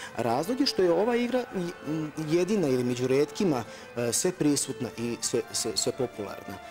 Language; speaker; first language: Serbian; native; Serbian